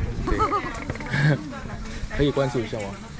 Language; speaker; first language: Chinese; non-native, fluent; Thai